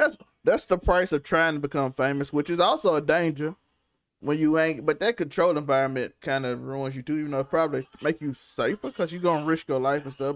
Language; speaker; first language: English; native; English